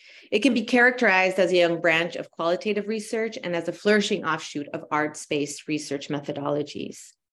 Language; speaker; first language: English; early bilingual, other home language; Spanish